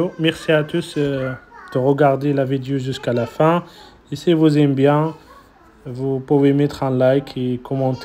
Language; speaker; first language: French; non-native, fluent; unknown